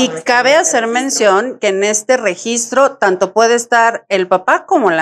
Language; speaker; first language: Spanish; native; Spanish